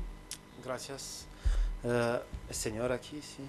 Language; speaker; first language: Spanish; non-native, fluent; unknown